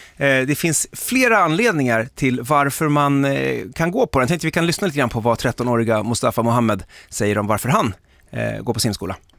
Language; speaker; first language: Swedish; native; Swedish